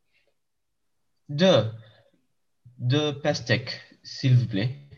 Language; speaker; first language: French; non-native, learner; English